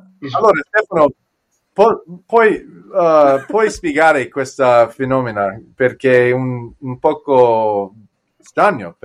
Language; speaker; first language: Italian; non-native, learner; English